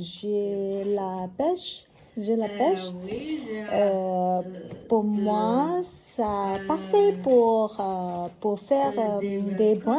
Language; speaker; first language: French; non-native, learner; Vietnamese